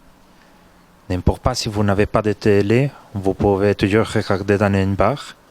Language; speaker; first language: French; non-native, fluent; Spanish